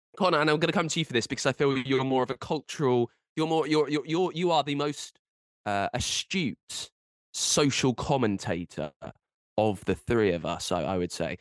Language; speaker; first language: English; native; English